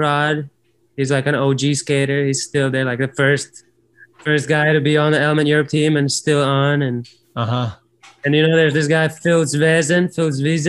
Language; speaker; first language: English; non-native, fluent; Latvian